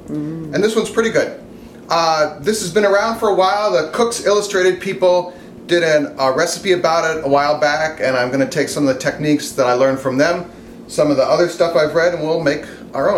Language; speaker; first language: English; native; English